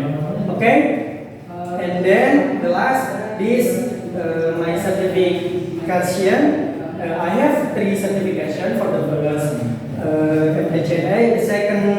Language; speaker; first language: English; non-native, learner; Indonesian